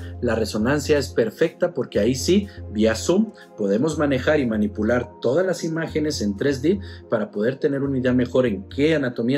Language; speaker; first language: Spanish; native; Spanish